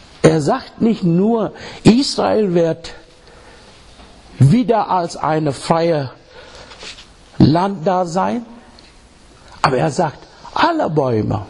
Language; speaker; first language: German; non-native, learner; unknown